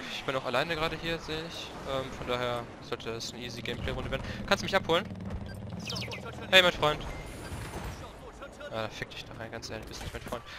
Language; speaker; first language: German; native; German